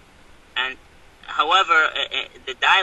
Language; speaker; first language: English; non-native, learner; Arabic